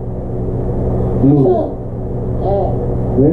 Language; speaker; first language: Japanese; native; Japanese